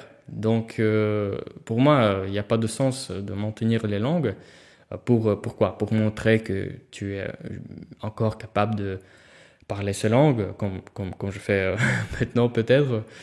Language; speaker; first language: French; non-native, fluent; Russian